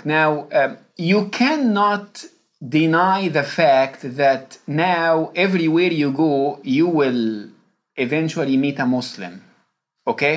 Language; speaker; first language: English; non-native, fluent; Arabic